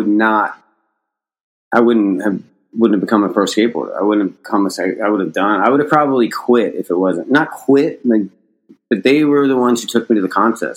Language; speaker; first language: English; native; English